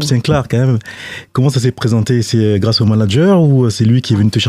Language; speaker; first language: French; native; French